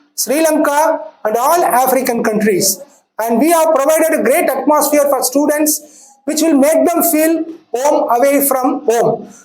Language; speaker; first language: English; non-native, local second language; Tamil